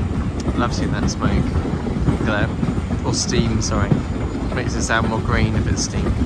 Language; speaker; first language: English; native; English